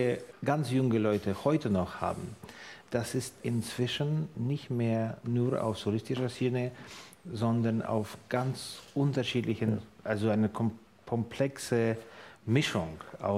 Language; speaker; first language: German; non-native, fluent; Ukrainian